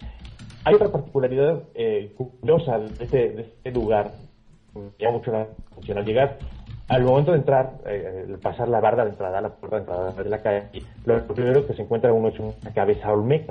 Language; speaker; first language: Spanish; native; Spanish